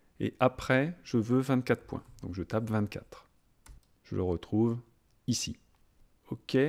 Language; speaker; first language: French; native; French